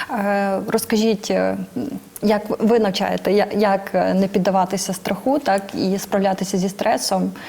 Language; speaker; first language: Ukrainian; native; Ukrainian